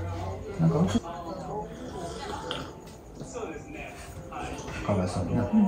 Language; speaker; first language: Japanese; native; Japanese